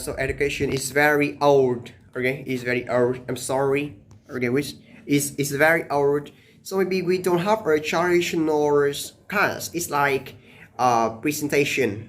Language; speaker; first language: English; non-native, learner; Vietnamese